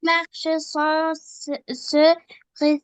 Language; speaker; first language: French; non-native, learner; Arabic